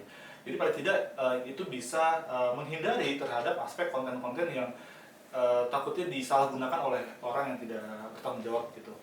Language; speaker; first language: Indonesian; native; Indonesian